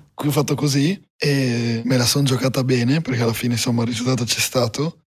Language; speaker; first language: Italian; native; Italian